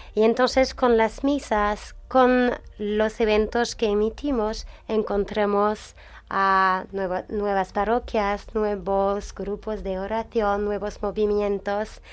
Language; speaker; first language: Spanish; non-native, fluent; French